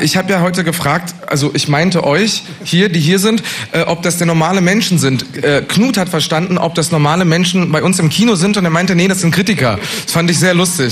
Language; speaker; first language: German; native; German